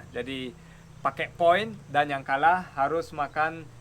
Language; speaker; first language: Indonesian; native; Indonesian